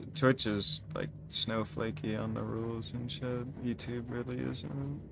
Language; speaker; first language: English; native; English